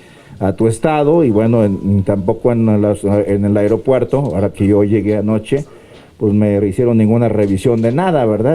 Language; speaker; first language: Spanish; native; Spanish